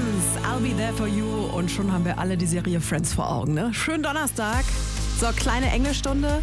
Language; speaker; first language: German; native; German